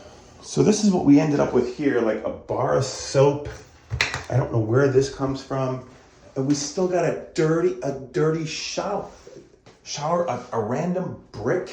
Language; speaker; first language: English; native; English